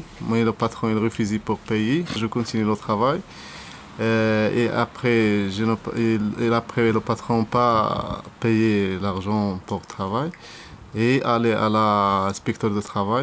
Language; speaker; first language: French; non-native, learner; Arabic